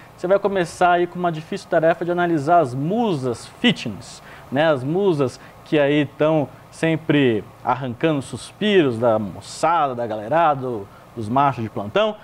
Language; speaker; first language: Portuguese; native; Portuguese